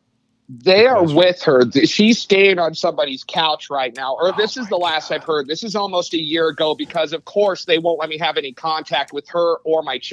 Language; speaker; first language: English; native; English